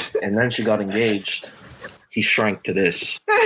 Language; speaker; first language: English; early bilingual, other home language; Filipino